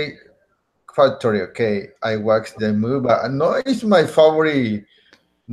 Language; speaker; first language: English; non-native, learner; Spanish